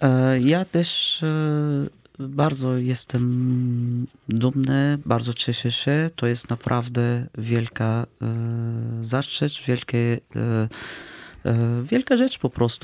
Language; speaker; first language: Polish; non-native, fluent; Arabic